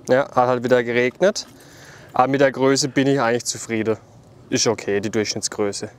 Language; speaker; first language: German; native; German